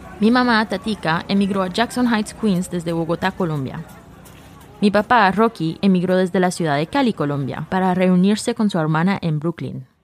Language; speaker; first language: Spanish; early bilingual, heritage; Spanish